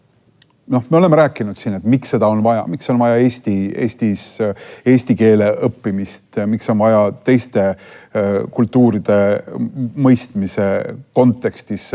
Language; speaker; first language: Estonian; native; Estonian